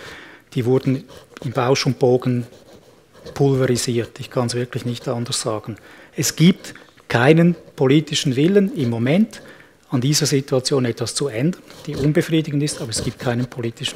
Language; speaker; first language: German; native; German